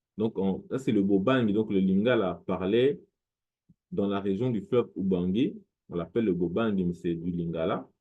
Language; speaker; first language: French; non-native, local second language; Lingala